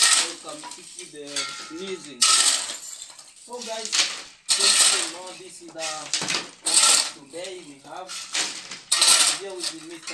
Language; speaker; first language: English; non-native, learner; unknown